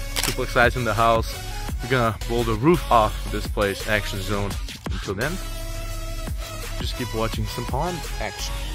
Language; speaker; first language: English; non-native, fluent; Bulgarian